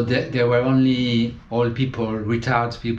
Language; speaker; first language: English; non-native, fluent; French